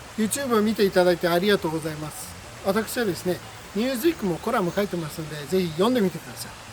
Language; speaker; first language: Japanese; non-native, fluent; Persian